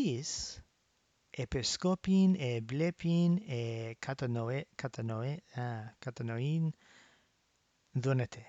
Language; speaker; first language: Greek; non-native, fluent; English